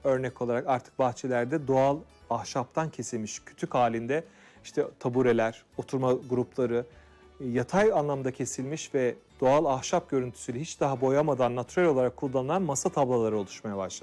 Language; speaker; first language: Turkish; native; Turkish